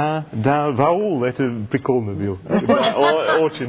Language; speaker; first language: Russian; non-native, learner; English